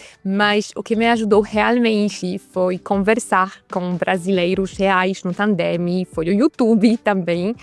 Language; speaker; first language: Portuguese; non-native, fluent; Polish